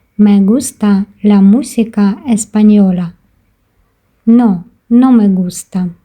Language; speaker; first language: Spanish; non-native, fluent; Ukrainian